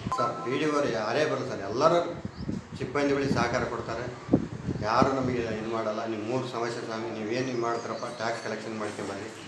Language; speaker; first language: Kannada; native; Kannada